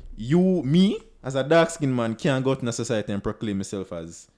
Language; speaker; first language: English; non-native, local second language; Jamaican Creole English